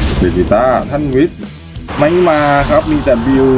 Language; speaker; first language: Thai; native; Thai